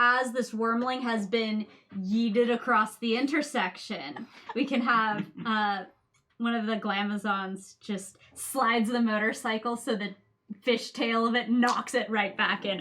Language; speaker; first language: English; native; English